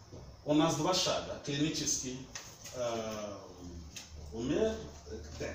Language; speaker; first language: Russian; non-native, learner; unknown